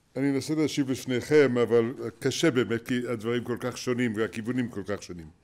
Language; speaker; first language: Hebrew; non-native, fluent; English